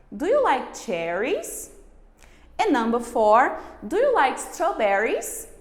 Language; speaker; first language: English; non-native, fluent; Portuguese